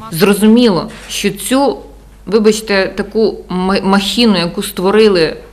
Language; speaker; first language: Ukrainian; native; Ukrainian